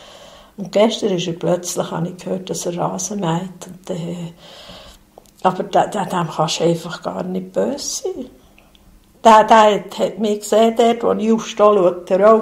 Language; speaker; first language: German; native; German